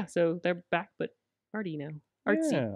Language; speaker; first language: English; native; English